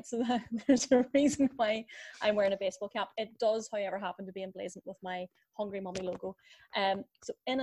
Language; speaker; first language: English; native; English